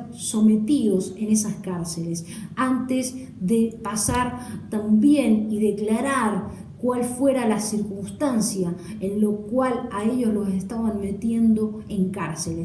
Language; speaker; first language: Spanish; native; Spanish